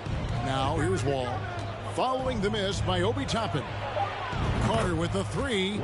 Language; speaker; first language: English; native; English